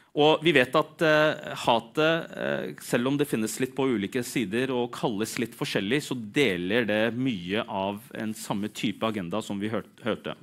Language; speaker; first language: Norwegian; early bilingual, other home language; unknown